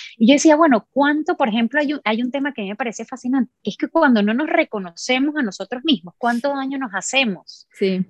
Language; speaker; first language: Spanish; native; Spanish